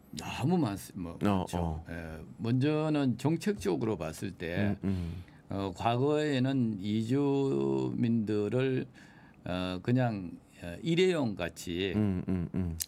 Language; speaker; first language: Korean; native; Korean